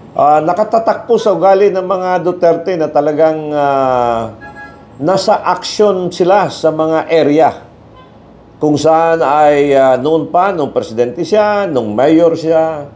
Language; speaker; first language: Filipino; non-native, local second language; Cebuano